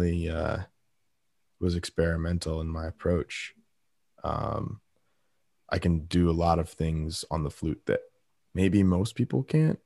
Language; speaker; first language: English; native; English